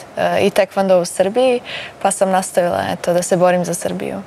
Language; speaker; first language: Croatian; early bilingual, heritage; Serbian